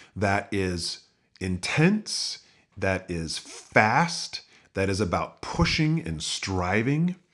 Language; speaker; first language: English; native; English